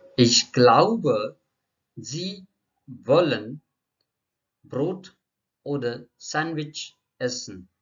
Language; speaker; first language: German; non-native, fluent; Marathi